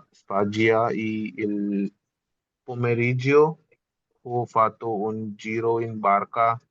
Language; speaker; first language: Italian; non-native, learner; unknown